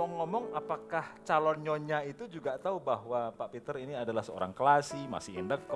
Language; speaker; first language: Indonesian; native; Indonesian